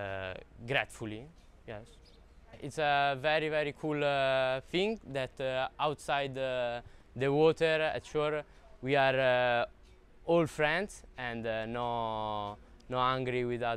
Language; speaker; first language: English; non-native, learner; Italian